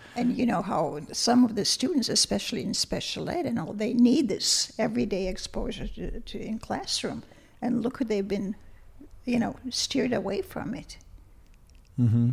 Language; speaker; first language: English; early bilingual, other home language; Lithuanian